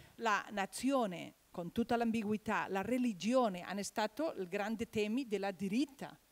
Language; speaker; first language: Italian; non-native, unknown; Catalan